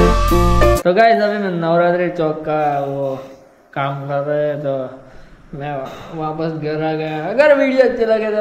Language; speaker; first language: Hindi; native; Hindi